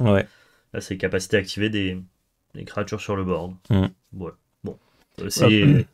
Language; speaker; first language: French; native; French